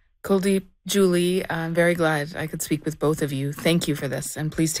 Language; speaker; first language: English; native; English